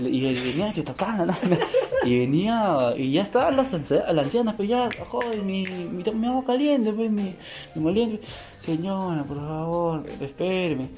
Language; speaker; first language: Spanish; native; Spanish